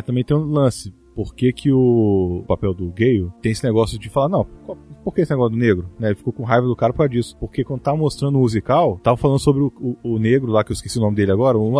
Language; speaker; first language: Portuguese; native; Portuguese